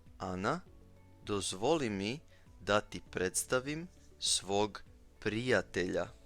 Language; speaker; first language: Serbian; native; Serbian